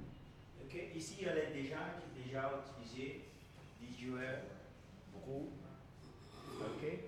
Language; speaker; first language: French; non-native, learner; Portuguese